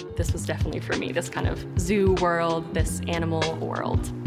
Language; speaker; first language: English; native; English